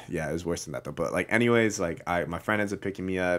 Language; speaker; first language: English; native; English